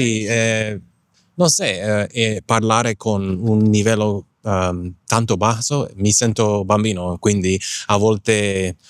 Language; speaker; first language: Italian; non-native, learner; English